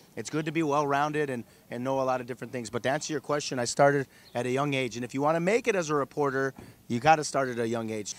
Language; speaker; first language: English; early bilingual, other home language; Spanish